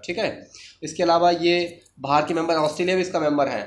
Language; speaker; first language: Hindi; native; Hindi